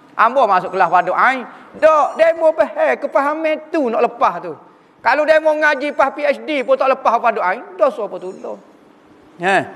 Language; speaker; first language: Malay; native; Malay